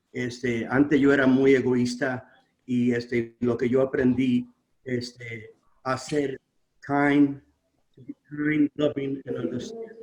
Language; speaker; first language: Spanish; non-native, learner; English